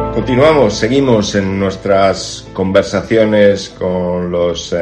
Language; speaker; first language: Spanish; native; Spanish